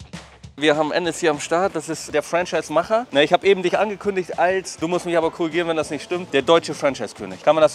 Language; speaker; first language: German; native; German